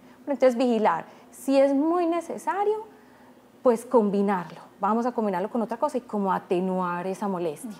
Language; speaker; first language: Spanish; native; Spanish